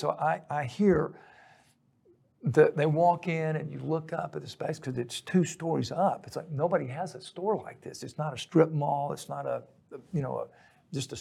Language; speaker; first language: English; native; English